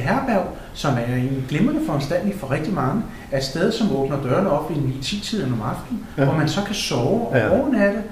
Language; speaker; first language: Danish; native; Danish